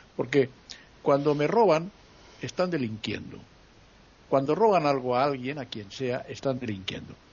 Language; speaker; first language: Spanish; native; Spanish